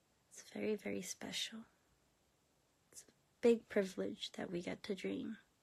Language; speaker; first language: English; early bilingual, other home language; Korean